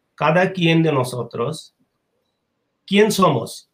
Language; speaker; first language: Spanish; non-native, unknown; Bangla